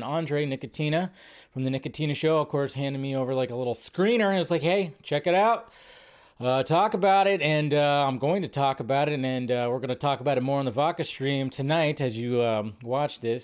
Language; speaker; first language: English; native; English